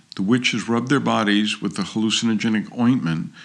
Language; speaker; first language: English; native; English